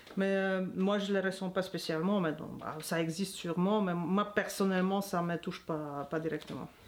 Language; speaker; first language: French; non-native, fluent; Polish